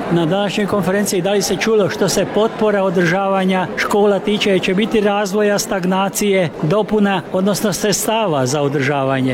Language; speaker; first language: Croatian; early bilingual, heritage; Croatian